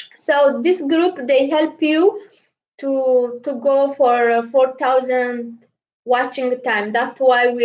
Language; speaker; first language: English; non-native, learner; Amharic